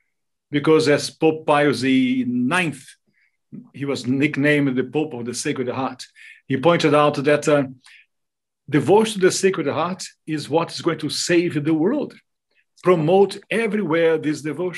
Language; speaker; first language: English; non-native, fluent; Portuguese